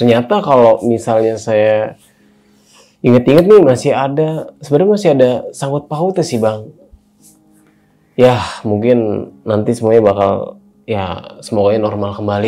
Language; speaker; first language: Indonesian; native; Indonesian